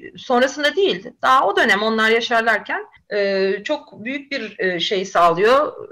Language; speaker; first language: Turkish; native; Turkish